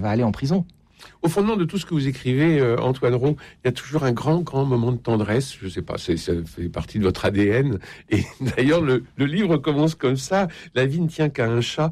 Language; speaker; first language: French; native; French